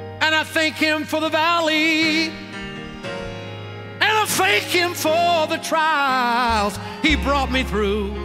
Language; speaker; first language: English; native; English